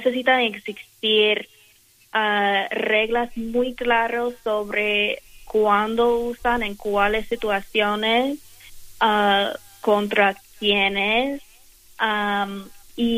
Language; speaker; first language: Spanish; non-native, fluent; English